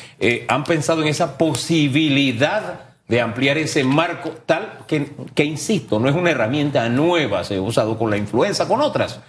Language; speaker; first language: Spanish; native; Spanish